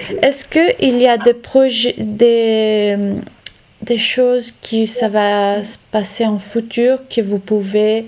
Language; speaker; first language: French; non-native, learner; Italian